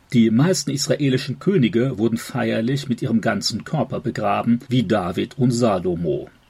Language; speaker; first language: German; native; German